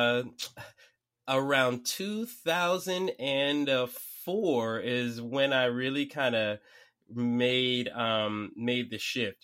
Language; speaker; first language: English; native; English